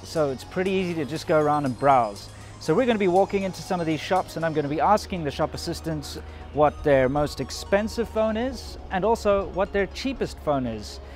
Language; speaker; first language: English; native; English